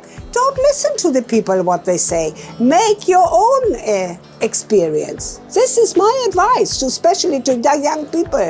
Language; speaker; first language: English; non-native, fluent; German